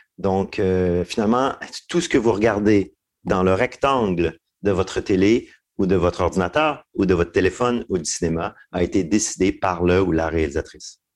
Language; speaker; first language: French; native; French